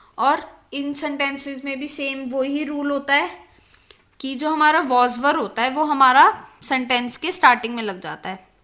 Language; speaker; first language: Hindi; native; Hindi